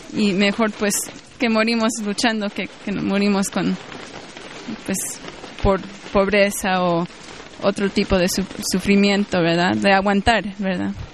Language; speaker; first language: Spanish; native; Spanish